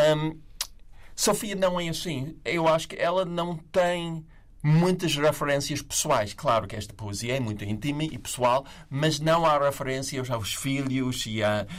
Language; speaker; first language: Portuguese; non-native, fluent; English